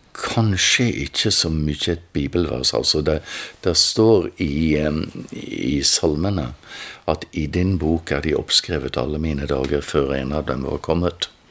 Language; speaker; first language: Norwegian; native; Norwegian